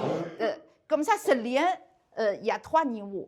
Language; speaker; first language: French; non-native, learner; Chinese